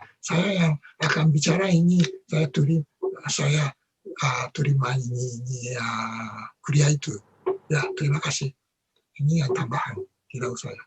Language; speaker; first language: Indonesian; non-native, learner; Japanese